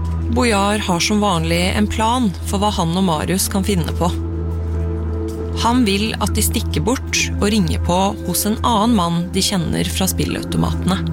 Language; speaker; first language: Norwegian; native; Norwegian